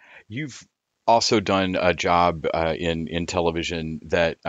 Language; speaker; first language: English; native; English